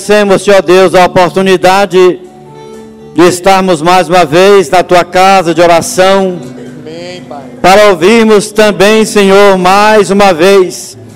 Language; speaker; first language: Portuguese; native; Portuguese